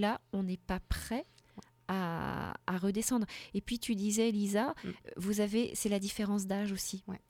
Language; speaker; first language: French; native; French